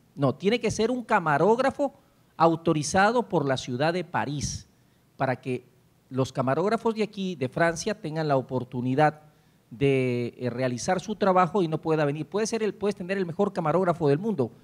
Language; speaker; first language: Spanish; native; Spanish